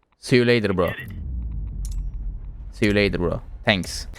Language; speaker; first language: English; non-native, learner; Turkish